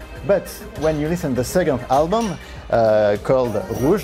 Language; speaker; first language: English; non-native, learner; French